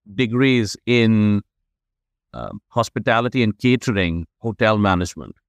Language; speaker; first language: English; non-native, local second language; Hindi